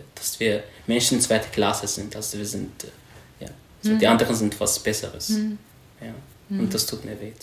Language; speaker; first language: German; non-native, fluent; Arabic